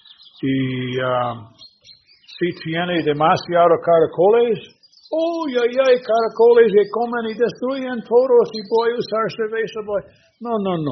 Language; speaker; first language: Spanish; non-native, learner; English